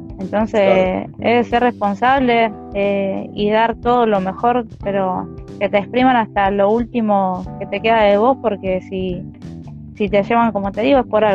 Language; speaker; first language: Spanish; native; Spanish